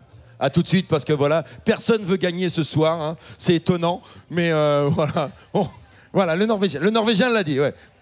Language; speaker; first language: French; native; French